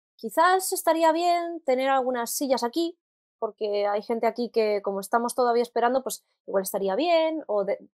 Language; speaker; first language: Spanish; native; Spanish